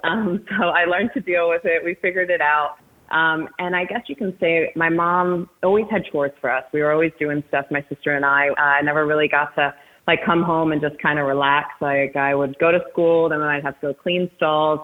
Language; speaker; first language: English; native; English